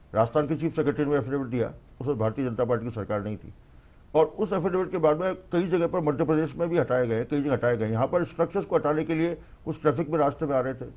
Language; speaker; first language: Hindi; native; Hindi